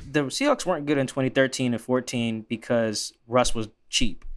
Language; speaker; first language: English; native; English